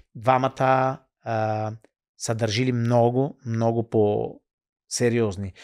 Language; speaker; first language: Bulgarian; non-native, fluent; Italian